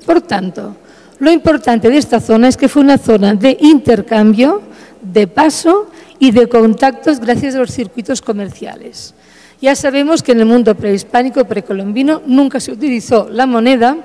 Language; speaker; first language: Spanish; native; Spanish